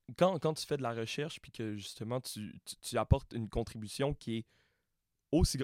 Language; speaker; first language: French; native; French